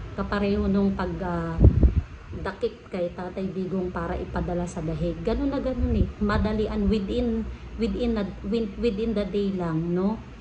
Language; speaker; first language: Filipino; native; Filipino